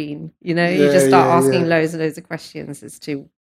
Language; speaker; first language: English; native; English